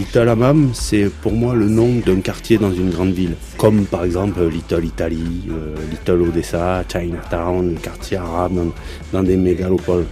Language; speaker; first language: French; early bilingual, other home language; Arabic